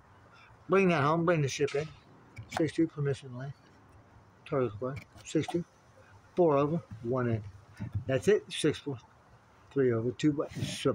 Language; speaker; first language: English; native; English